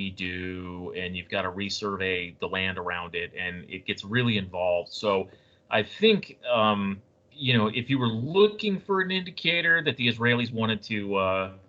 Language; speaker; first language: English; native; English